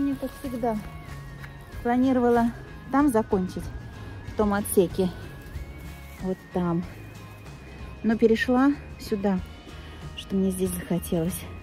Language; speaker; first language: Russian; native; Russian